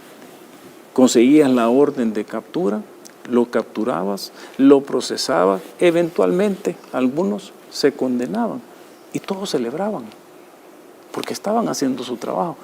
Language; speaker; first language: Spanish; native; Spanish